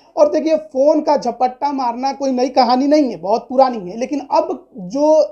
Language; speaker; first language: Hindi; native; Hindi